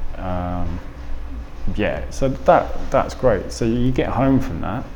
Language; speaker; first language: English; native; English